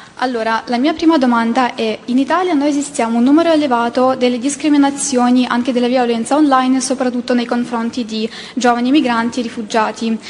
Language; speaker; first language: Italian; non-native, fluent; Ukrainian